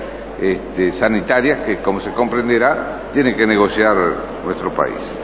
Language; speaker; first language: Spanish; native; Spanish